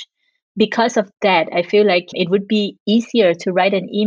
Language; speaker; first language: English; non-native, fluent; French